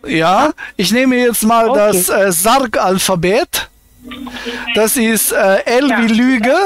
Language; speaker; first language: German; native; German